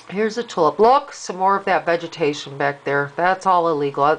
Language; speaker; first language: English; native; English